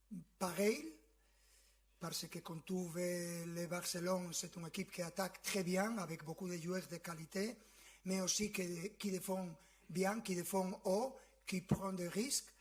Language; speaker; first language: French; non-native, fluent; Spanish